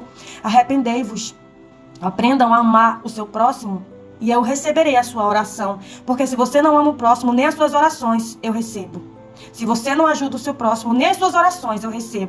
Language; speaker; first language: Portuguese; native; Portuguese